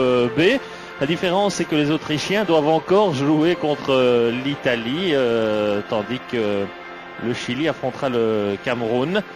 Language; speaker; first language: French; native; French